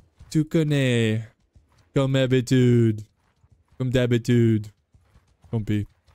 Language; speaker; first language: French; non-native, learner; English